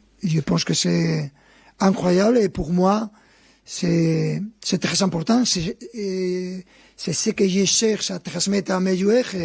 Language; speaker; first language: French; non-native, fluent; Spanish